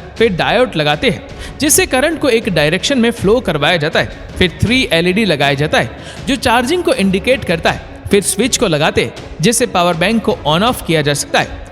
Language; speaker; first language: Hindi; native; Hindi